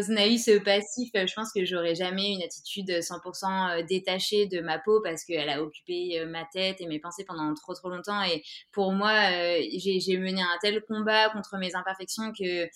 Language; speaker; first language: French; native; French